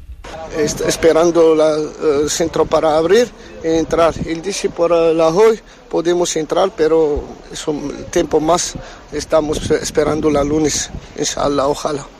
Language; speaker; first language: Spanish; non-native, learner; Arabic